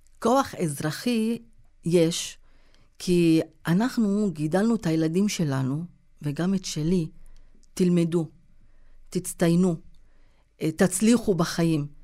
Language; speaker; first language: Hebrew; non-native, local second language; Arabic